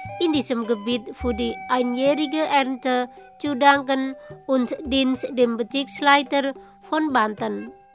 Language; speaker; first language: German; non-native, learner; Indonesian